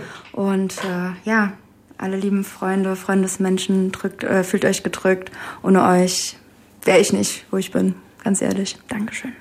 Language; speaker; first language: German; early bilingual, other home language; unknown